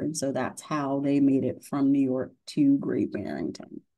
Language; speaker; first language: English; native; English